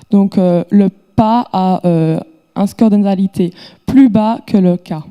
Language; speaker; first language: French; native; French